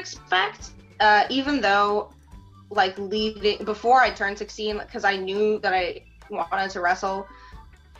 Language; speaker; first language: English; early bilingual, other home language; Russian